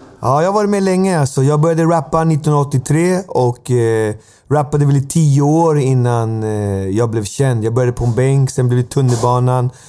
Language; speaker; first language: Swedish; native; Swedish